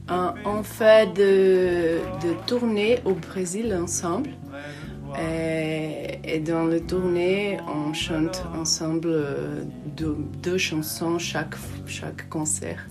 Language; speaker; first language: French; non-native, learner; Portuguese